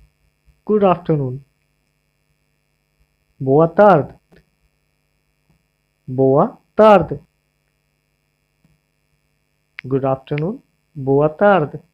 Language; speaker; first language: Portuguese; non-native, learner; English